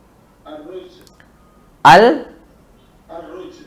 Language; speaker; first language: Arabic; non-native, learner; Indonesian